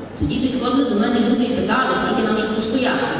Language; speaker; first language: Ukrainian; native; Ukrainian